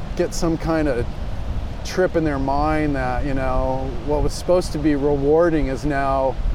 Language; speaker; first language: English; native; English